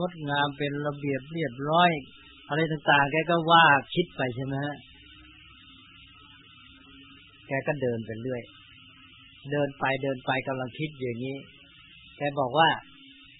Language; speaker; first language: Thai; native; Thai